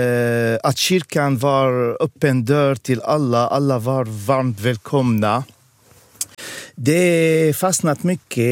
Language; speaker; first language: Swedish; non-native, fluent; Arabic